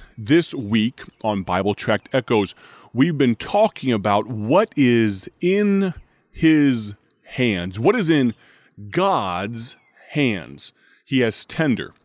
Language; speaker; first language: English; native; English